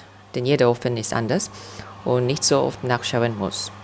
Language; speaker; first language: German; non-native, fluent; Korean